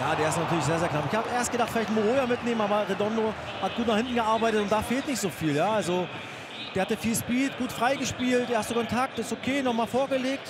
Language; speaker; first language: German; native; German